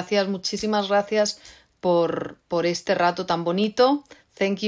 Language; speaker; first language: Spanish; native; Spanish